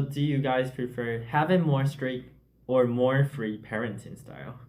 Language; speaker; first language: English; non-native, learner; Chinese